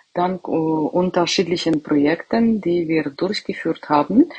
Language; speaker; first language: German; non-native, fluent; Ukrainian